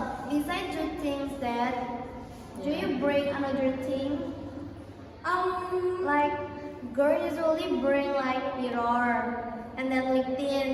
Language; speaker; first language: English; non-native, learner; Indonesian